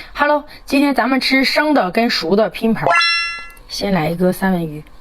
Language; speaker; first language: Chinese; native; Chinese